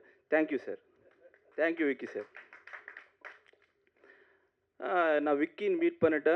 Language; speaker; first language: Tamil; non-native, learner; Telugu